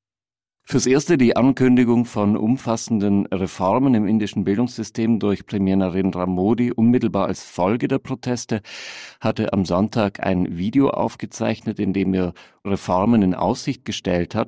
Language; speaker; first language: German; native; German